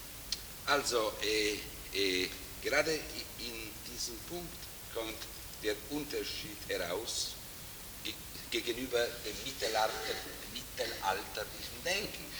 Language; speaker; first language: German; non-native, fluent; Italian